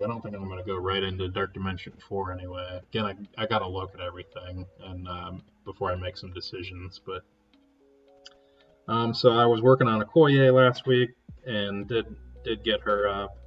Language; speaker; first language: English; native; English